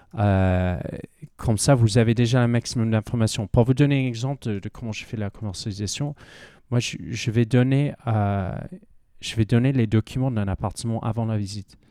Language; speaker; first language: French; non-native, fluent; English